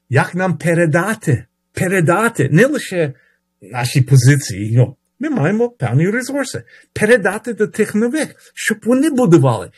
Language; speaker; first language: Ukrainian; early bilingual, heritage; Ukrainian